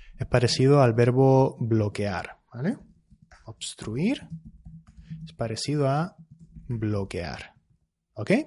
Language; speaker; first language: Spanish; native; Spanish